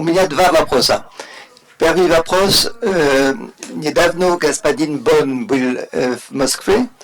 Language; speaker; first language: Russian; non-native, fluent; French